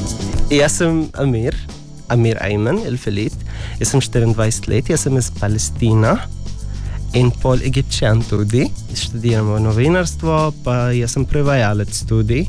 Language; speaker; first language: Slovenian; non-native, learner; Arabic